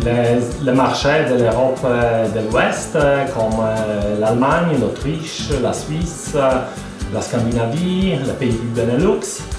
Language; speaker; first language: French; non-native, fluent; Polish